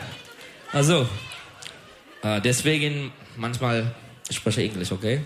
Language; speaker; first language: German; non-native, learner; Turkish